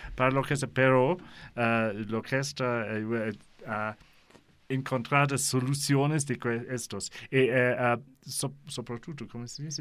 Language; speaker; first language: Spanish; non-native, learner; English